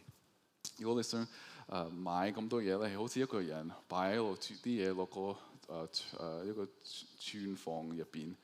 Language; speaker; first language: Cantonese; early bilingual, heritage; Cantonese